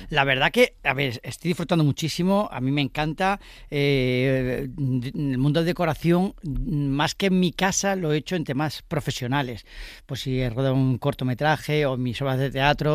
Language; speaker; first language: Spanish; native; Spanish